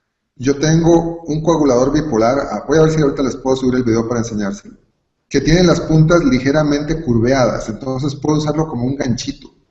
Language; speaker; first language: Spanish; native; Spanish